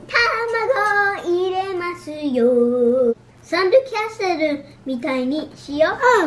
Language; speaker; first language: Japanese; early bilingual, heritage; Japanese